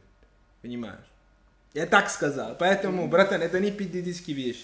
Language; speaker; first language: Russian; non-native, fluent; English